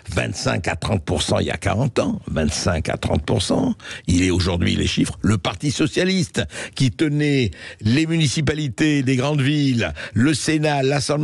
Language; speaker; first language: French; native; French